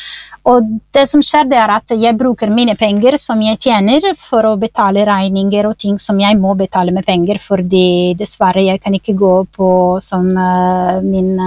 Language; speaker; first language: Norwegian; non-native, fluent; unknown